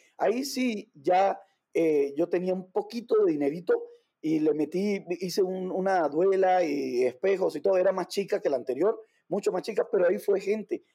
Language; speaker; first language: Spanish; native; Spanish